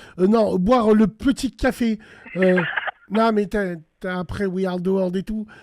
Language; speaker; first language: French; early bilingual, other home language; Arabic